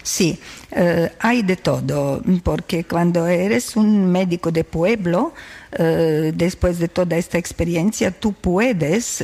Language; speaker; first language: Spanish; non-native, learner; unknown